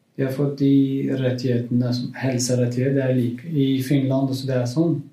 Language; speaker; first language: Norwegian; non-native, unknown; Kurdish